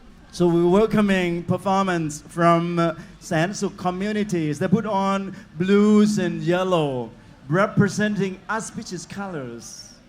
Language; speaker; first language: English; non-native, fluent; Thai